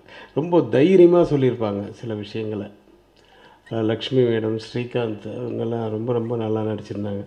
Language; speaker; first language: Tamil; native; Tamil